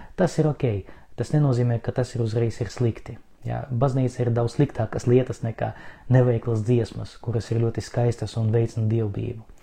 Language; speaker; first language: Latvian; non-native, local second language; Russian